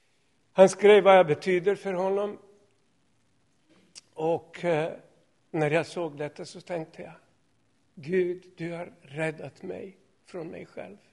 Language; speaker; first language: Swedish; non-native, fluent; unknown